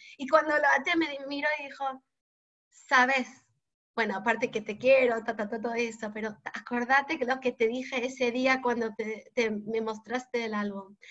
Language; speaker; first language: Spanish; non-native, fluent; English